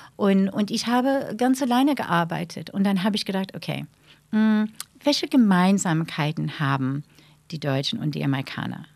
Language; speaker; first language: German; non-native, fluent; English